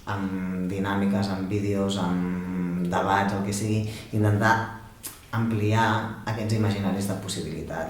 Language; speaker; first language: Catalan; native; Catalan